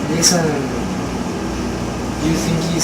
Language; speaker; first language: English; non-native, learner; Spanish